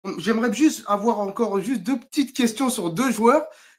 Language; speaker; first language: French; native; French